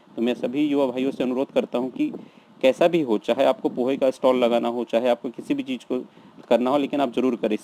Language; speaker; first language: Hindi; native; Hindi